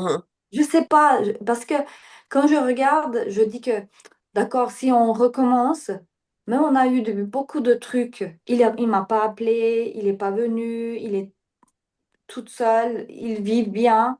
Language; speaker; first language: French; non-native, learner; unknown